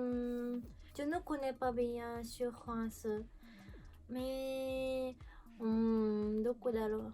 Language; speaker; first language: French; non-native, learner; Japanese